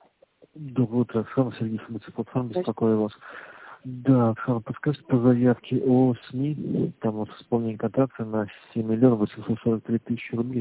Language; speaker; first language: Russian; native; Russian